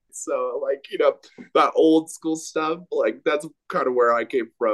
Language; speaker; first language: English; native; English